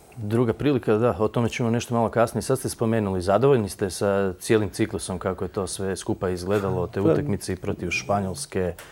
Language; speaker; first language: Croatian; native; Croatian